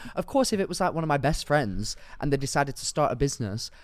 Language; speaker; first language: English; native; English